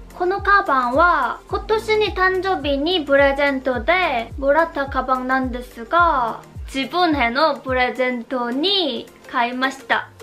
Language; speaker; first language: Japanese; non-native, learner; Korean